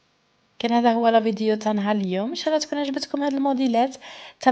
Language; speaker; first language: Arabic; native; Arabic